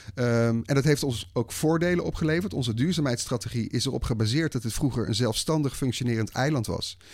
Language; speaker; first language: Dutch; native; Dutch